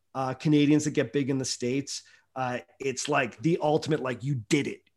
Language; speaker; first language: English; native; English